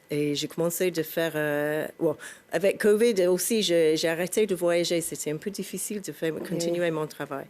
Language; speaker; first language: French; non-native, fluent; English